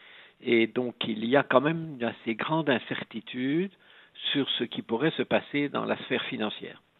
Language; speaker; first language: French; native; French